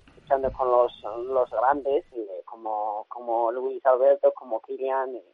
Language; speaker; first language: Spanish; non-native, learner; Arabic